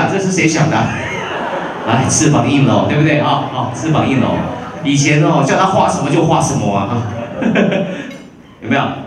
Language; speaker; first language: Chinese; native; Chinese